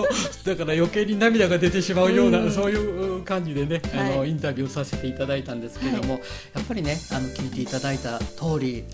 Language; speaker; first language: Japanese; native; Japanese